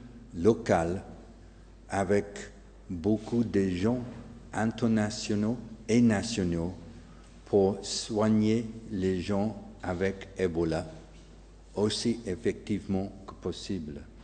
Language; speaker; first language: French; non-native, fluent; English